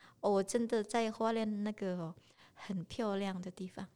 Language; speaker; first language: Chinese; non-native, learner; Indonesian